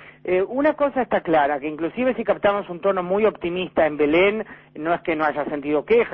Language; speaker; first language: Spanish; native; Spanish